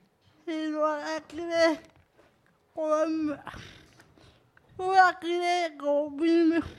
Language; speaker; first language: Spanish; non-native, learner; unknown